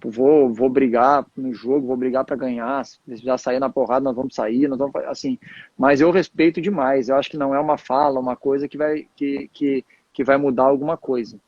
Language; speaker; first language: Portuguese; native; Portuguese